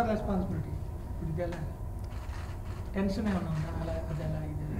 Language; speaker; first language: Telugu; native; Telugu